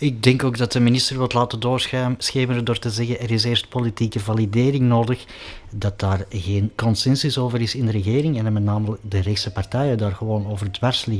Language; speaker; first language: Dutch; native; Dutch